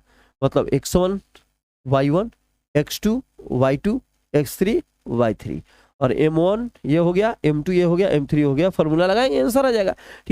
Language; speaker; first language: Hindi; non-native, local second language; Bhojpuri